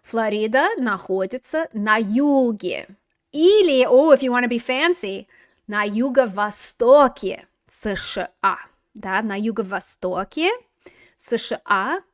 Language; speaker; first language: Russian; non-native, fluent; English